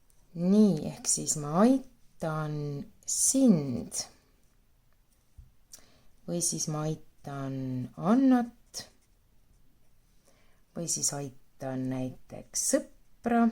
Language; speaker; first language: Estonian; non-native, local second language; Russian